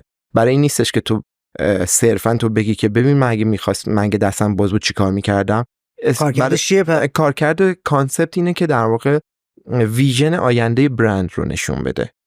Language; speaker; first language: Persian; native; Persian